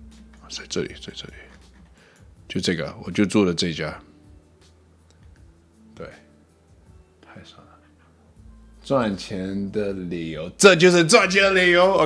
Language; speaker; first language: Chinese; early bilingual, heritage; English